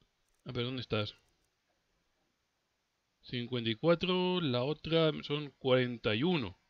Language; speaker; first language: Spanish; native; Spanish